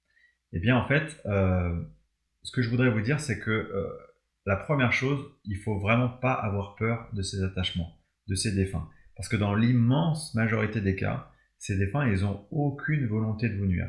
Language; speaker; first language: French; native; French